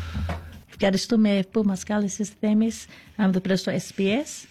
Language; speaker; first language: Greek; early bilingual, heritage; Greek